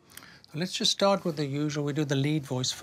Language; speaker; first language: English; native; English